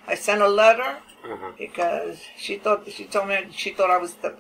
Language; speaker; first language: English; native; English